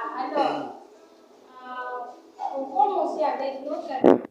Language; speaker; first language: French; non-native, learner; Portuguese